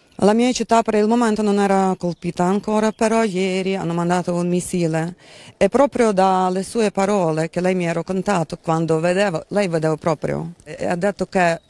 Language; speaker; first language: Italian; non-native, learner; Ukrainian